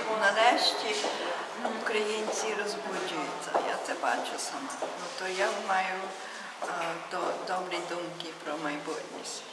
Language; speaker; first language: Ukrainian; early bilingual, heritage; English